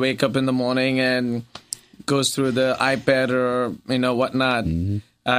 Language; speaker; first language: English; non-native, local second language; Gujarati